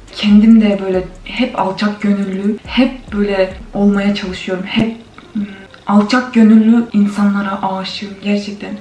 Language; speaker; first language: Turkish; non-native, fluent; Kyrgyz